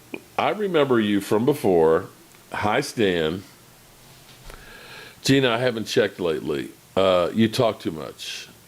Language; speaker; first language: English; native; English